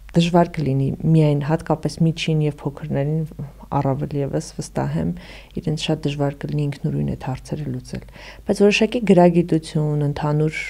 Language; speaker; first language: Armenian; native; Armenian